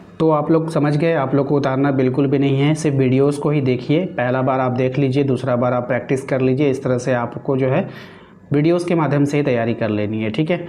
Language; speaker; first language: Hindi; native; Hindi